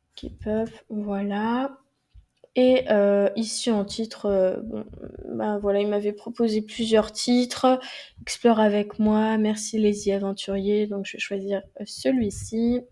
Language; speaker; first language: French; native; French